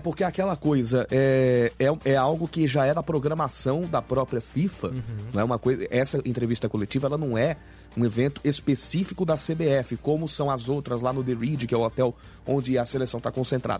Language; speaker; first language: Portuguese; native; Portuguese